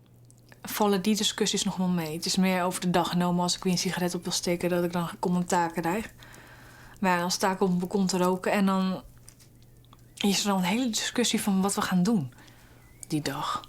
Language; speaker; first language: Dutch; native; Dutch